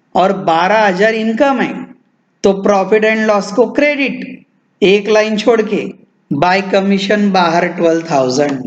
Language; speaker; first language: Hindi; non-native, local second language; Marathi